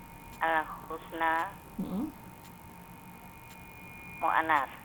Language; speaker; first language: Arabic; non-native, learner; Indonesian